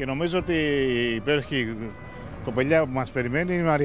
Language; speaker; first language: Greek; native; Greek